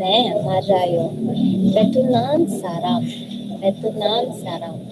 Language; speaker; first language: Korean; non-native, learner; Filipino